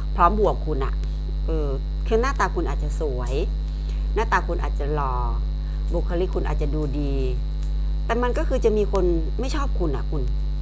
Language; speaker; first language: Thai; non-native, local second language; Chinese